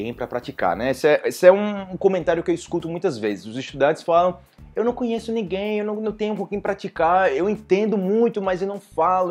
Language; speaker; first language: Portuguese; native; Portuguese